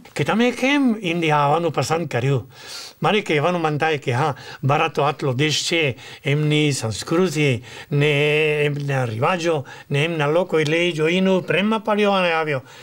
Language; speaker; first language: Gujarati; non-native, fluent; Spanish